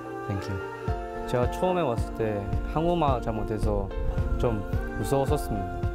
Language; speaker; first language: Korean; non-native, learner; English